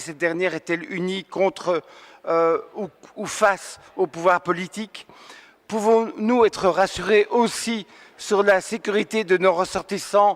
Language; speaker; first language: French; native; French